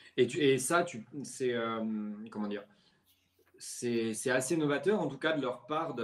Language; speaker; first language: French; native; French